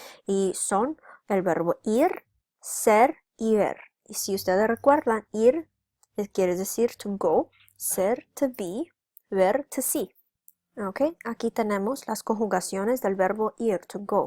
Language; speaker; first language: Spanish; non-native, fluent; English